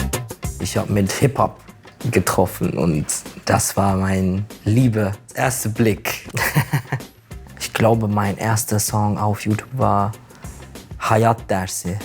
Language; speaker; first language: German; non-native, learner; Turkish